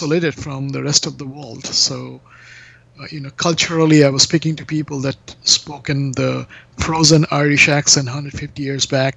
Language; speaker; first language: English; non-native, local second language; Bangla